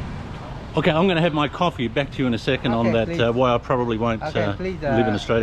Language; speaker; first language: English; native; English